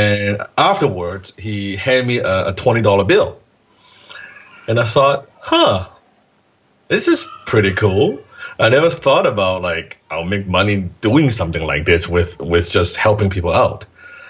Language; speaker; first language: English; non-native, local second language; Cantonese